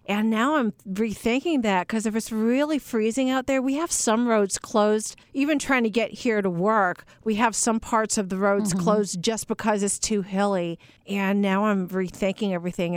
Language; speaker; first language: English; native; English